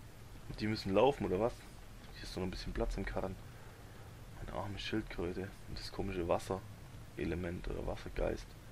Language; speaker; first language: German; native; German